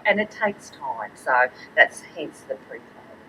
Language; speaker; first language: English; native; English